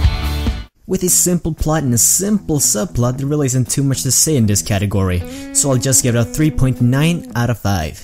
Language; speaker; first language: English; native; English